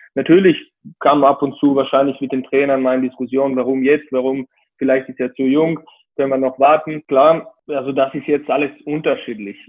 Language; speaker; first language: German; non-native, fluent; Serbian